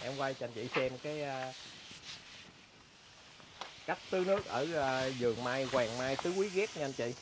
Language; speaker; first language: Vietnamese; native; Vietnamese